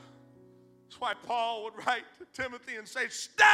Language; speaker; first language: English; native; English